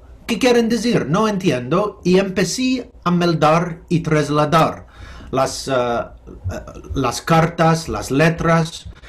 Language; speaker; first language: Spanish; non-native, fluent; English